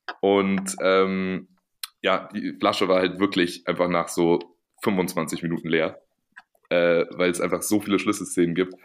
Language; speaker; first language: German; native; German